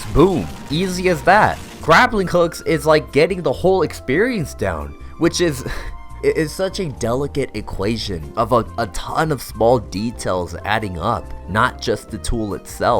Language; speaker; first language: English; native; English